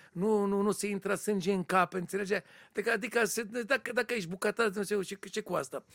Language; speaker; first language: Romanian; non-native, learner; Hebrew